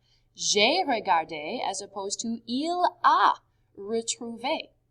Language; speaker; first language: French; non-native, fluent; English